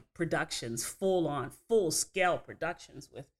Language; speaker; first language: English; native; English